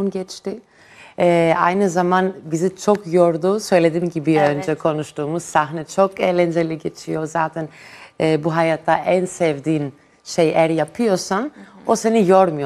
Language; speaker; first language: Turkish; non-native, fluent; Greek